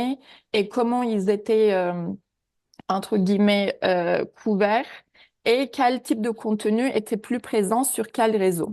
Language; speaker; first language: French; native; French